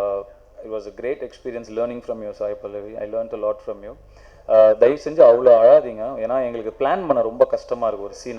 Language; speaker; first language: Tamil; native; Tamil